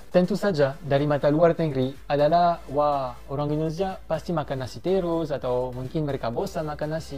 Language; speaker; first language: Indonesian; non-native, fluent; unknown